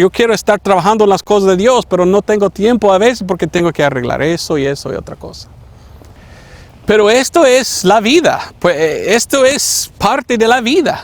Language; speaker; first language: Spanish; non-native, fluent; English